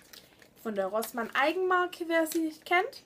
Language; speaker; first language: German; native; German